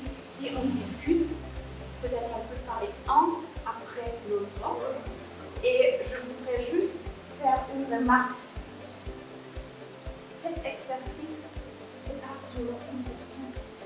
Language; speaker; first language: French; non-native, fluent; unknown